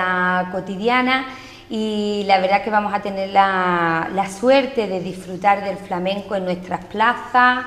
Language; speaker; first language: Spanish; native; Spanish